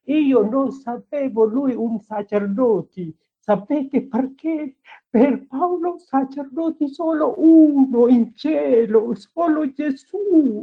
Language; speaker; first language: Italian; non-native, learner; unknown